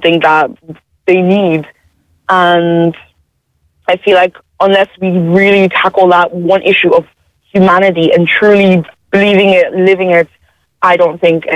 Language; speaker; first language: English; native; English